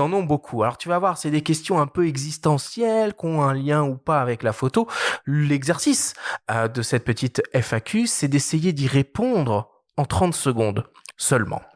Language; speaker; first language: French; native; French